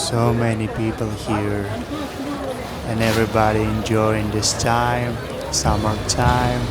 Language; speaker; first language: English; non-native, fluent; Russian